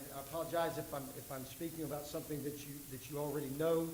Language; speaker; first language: English; native; English